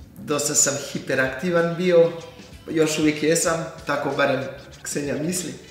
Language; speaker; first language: Croatian; non-native, fluent; French